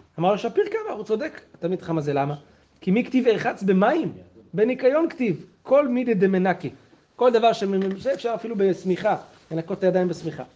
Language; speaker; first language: Hebrew; native; Hebrew